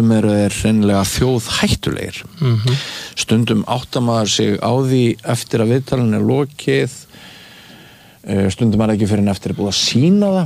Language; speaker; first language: Icelandic; native; Icelandic